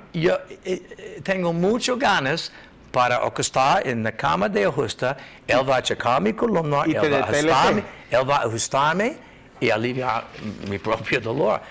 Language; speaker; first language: Spanish; non-native, learner; English